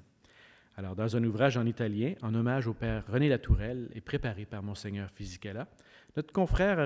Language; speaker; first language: French; native; French